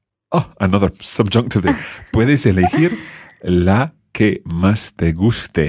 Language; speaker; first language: Spanish; non-native, fluent; English